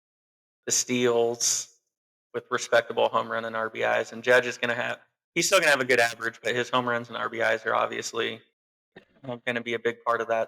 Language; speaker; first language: English; native; English